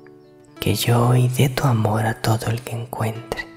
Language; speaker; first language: Spanish; native; Spanish